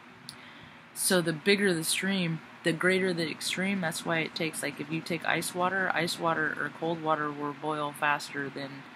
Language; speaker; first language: English; native; English